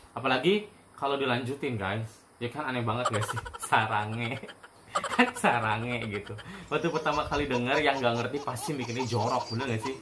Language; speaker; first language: Indonesian; native; Indonesian